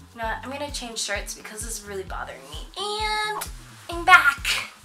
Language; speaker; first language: English; native; English